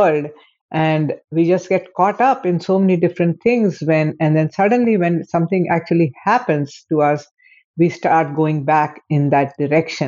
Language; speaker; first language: English; non-native, local second language; Hindi